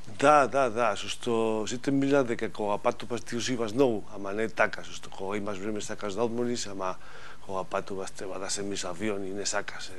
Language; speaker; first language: Macedonian; non-native, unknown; Spanish